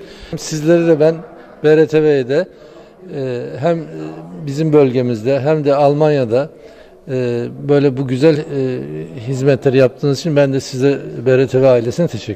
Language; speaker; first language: Turkish; native; Turkish